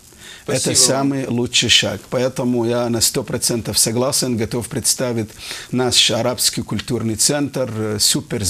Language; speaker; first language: Russian; non-native, fluent; Arabic